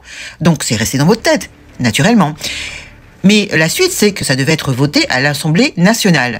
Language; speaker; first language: French; native; French